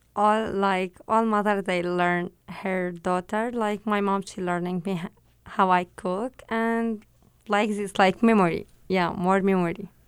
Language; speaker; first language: English; non-native, learner; Arabic